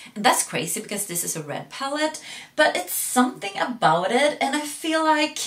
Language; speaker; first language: English; non-native, fluent; Swedish